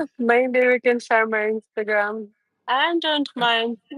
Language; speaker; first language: English; non-native, learner; Russian